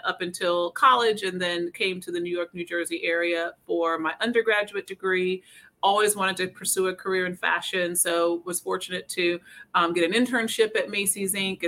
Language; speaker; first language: English; native; English